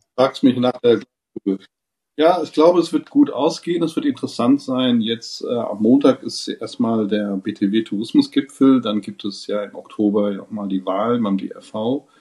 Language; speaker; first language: German; non-native, fluent; English